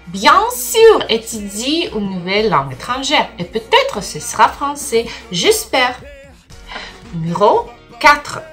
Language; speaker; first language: French; non-native, learner; Russian